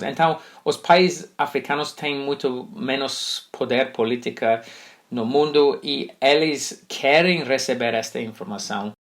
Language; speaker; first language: Portuguese; non-native, fluent; English